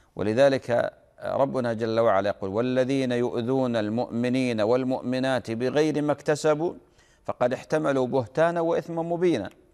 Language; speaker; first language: Arabic; native; Arabic